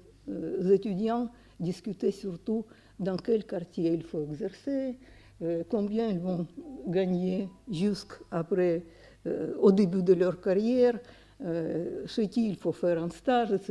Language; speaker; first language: French; non-native, fluent; Russian